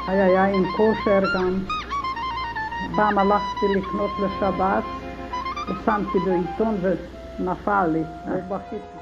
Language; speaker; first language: Hebrew; non-native, learner; Hungarian